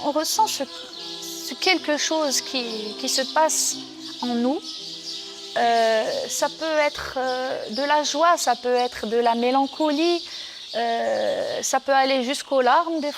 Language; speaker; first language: French; non-native, local second language; Arabic